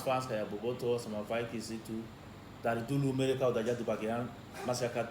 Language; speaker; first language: Indonesian; non-native, fluent; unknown